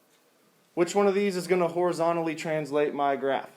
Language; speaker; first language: English; native; English